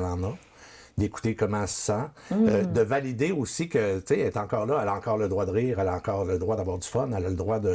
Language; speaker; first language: French; native; French